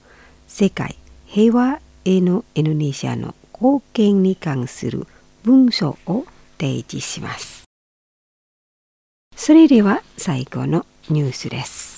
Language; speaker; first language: Japanese; non-native, fluent; Indonesian